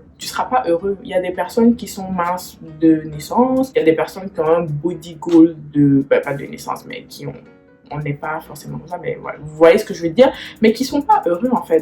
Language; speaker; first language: French; native; French